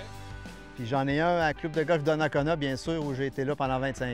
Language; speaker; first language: French; native; French